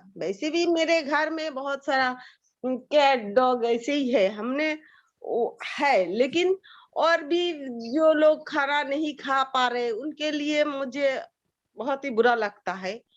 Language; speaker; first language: Hindi; non-native, local second language; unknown